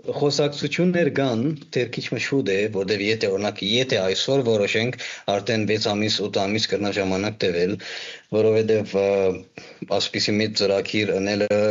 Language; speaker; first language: Armenian; early bilingual, heritage; Armenian